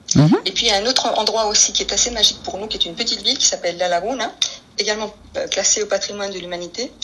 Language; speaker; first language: French; early bilingual, other home language; Spanish